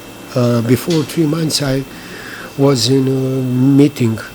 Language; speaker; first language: English; non-native, learner; Bosnian